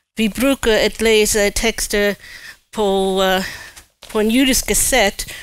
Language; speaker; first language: Swedish; non-native, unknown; English